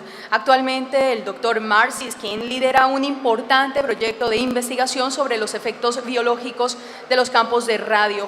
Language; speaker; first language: Spanish; native; Spanish